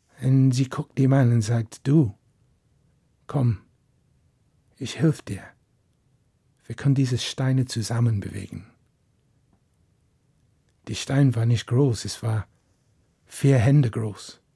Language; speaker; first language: German; non-native, fluent; English